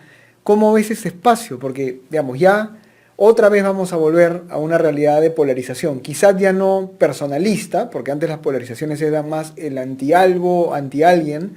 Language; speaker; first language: Spanish; native; Spanish